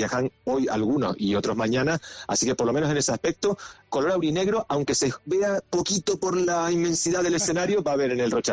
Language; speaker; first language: Spanish; native; Spanish